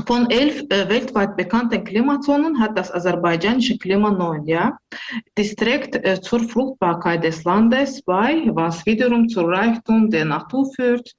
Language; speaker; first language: German; non-native, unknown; Azerbaijani